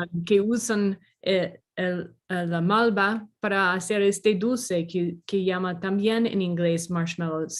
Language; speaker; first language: Spanish; non-native, learner; English